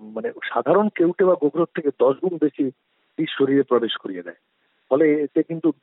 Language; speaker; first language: Bangla; native; Bangla